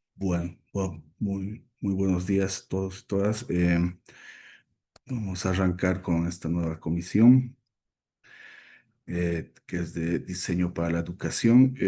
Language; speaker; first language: Spanish; native; Spanish